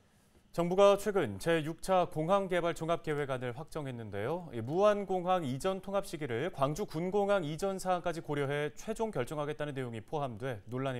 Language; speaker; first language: Korean; native; Korean